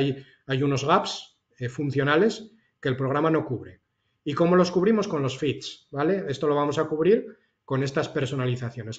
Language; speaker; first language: Spanish; native; Spanish